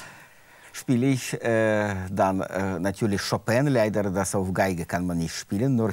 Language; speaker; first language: German; non-native, learner; Russian